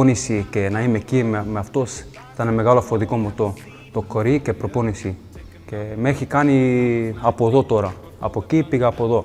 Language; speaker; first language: Greek; early bilingual, heritage; English